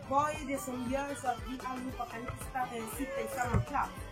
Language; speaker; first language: Swedish; non-native, fluent; Lingala